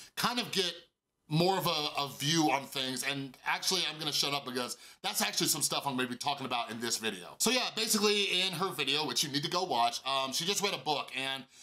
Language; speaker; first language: English; native; English